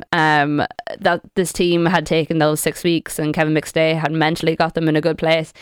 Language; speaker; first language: English; native; English